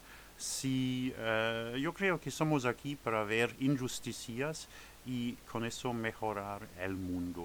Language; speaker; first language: Spanish; non-native, fluent; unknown